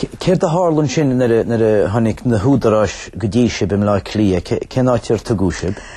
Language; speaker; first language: Irish; native; Irish